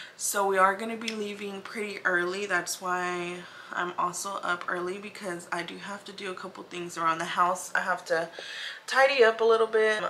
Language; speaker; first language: English; early bilingual, other home language; Spanish